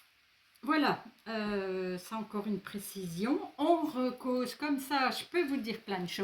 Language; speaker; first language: French; native; French